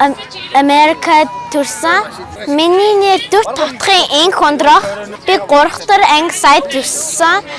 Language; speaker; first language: Mongolian; early bilingual, heritage; Mongolian